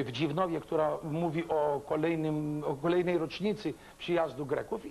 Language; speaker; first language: Polish; early bilingual, other home language; Greek